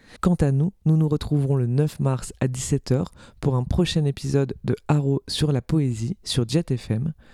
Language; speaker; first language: French; native; French